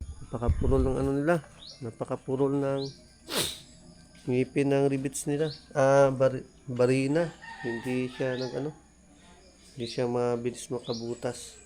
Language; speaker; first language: Filipino; non-native, local second language; Cebuano